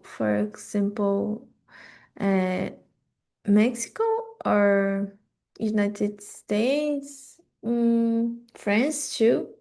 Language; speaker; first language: English; non-native, learner; Portuguese